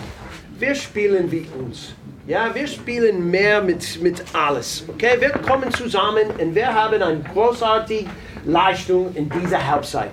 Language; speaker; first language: German; non-native, learner; English